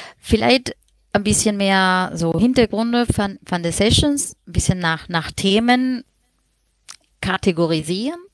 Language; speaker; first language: German; non-native, fluent; Spanish